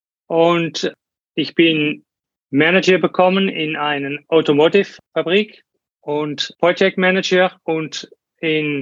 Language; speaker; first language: German; non-native, learner; Dutch